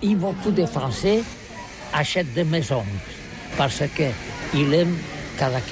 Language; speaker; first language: French; non-native, learner; Catalan